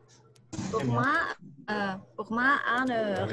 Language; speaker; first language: French; non-native, learner; Spanish